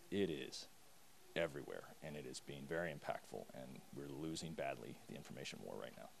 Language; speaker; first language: English; native; English